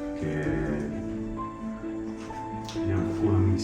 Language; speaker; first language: French; non-native, learner; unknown